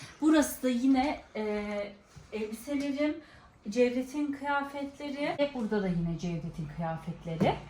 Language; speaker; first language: Turkish; native; Turkish